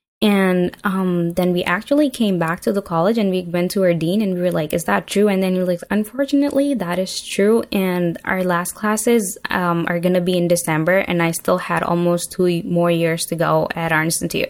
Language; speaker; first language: English; non-native, local second language; Urdu